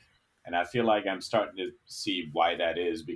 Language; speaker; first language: English; non-native, fluent; German